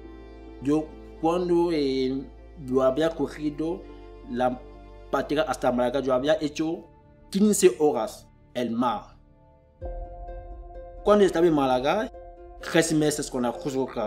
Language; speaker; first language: Spanish; non-native, learner; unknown